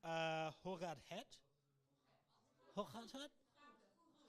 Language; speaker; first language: Dutch; non-native, learner; English